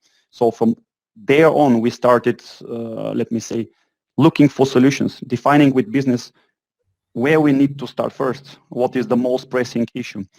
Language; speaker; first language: English; non-native, fluent; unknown